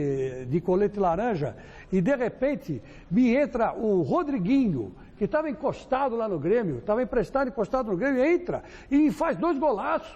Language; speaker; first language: Portuguese; native; Portuguese